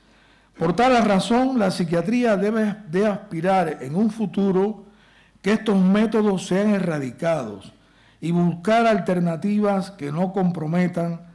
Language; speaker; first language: Spanish; native; Spanish